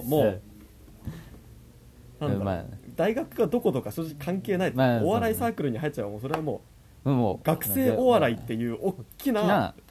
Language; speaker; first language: Japanese; native; Japanese